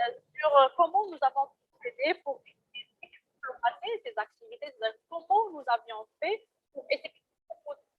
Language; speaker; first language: French; non-native, local second language; Arabic